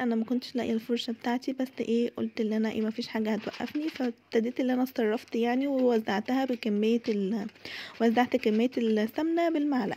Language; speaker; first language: Arabic; native; Arabic